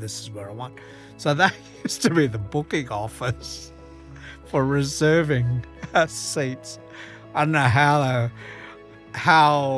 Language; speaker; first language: English; native; English